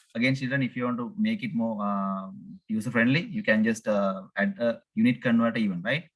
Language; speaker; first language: English; non-native, local second language; Sinhala